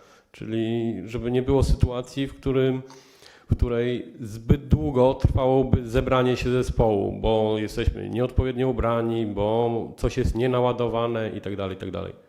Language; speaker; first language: Polish; native; Polish